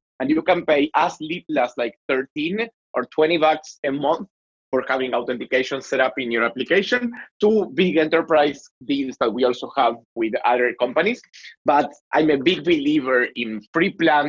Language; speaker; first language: English; non-native, fluent; Spanish